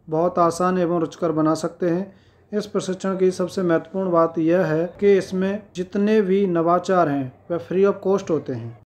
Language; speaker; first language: Hindi; native; Hindi